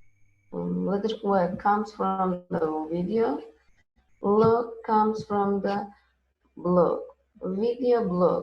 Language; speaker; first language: English; non-native, fluent; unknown